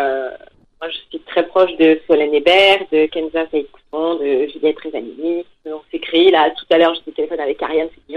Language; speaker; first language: French; native; French